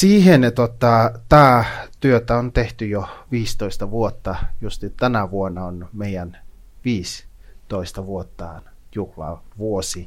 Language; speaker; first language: Finnish; non-native, fluent; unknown